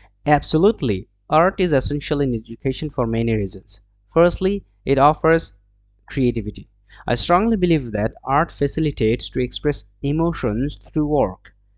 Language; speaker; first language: English; non-native, local second language; Bangla